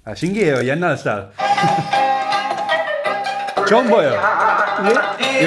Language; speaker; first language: Korean; non-native, learner; Dutch